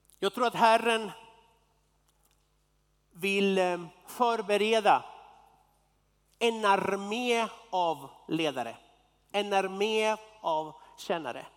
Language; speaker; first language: Swedish; non-native, fluent; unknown